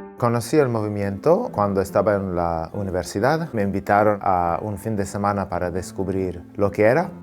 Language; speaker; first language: Spanish; non-native, fluent; English